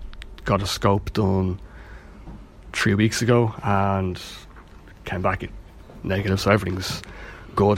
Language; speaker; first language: English; native; English